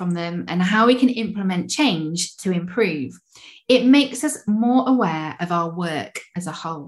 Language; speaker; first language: English; native; English